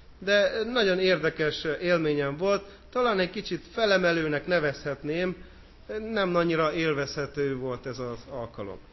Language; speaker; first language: Hungarian; native; Hungarian